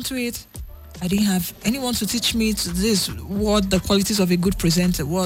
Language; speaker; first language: English; non-native, local second language; Igbo